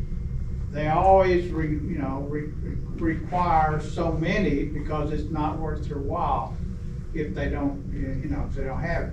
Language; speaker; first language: English; native; English